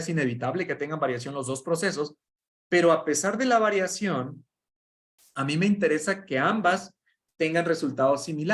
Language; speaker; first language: Spanish; native; Spanish